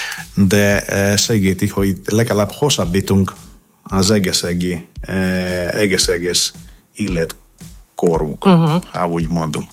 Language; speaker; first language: Hungarian; non-native, learner; Greek